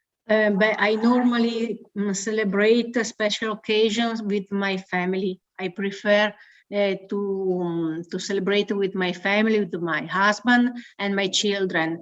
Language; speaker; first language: English; non-native, learner; Italian